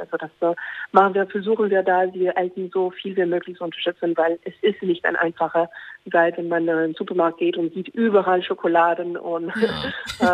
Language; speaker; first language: German; non-native, fluent; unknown